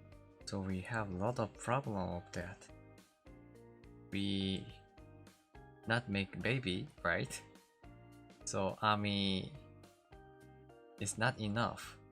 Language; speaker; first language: English; non-native, learner; Korean